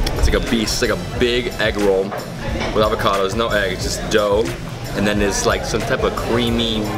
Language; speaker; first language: English; native; English